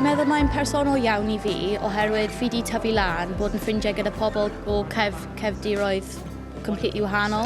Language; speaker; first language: Welsh; non-native, local second language; English